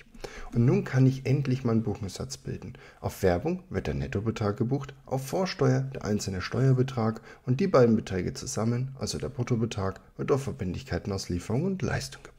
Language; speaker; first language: German; native; German